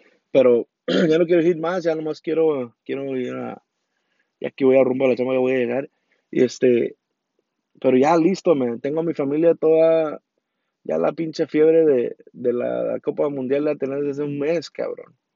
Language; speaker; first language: Spanish; early bilingual, heritage; Spanish